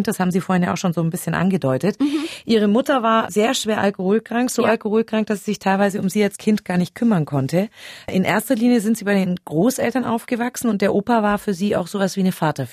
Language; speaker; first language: German; native; German